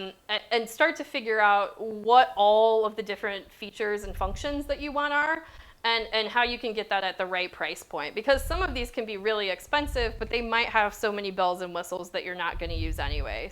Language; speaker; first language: English; native; English